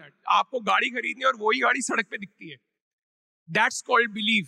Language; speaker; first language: English; non-native, local second language; Punjabi